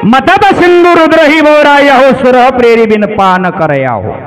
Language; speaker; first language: Hindi; non-native, local second language; Marathi